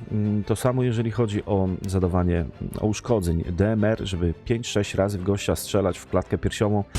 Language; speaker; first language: Polish; native; Polish